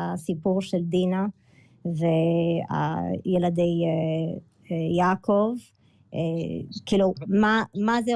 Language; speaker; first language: Hebrew; early bilingual, other home language; English